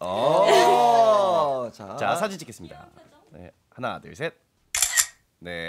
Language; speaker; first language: Korean; native; Korean